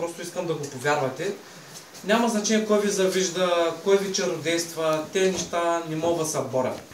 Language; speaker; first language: Bulgarian; native; Bulgarian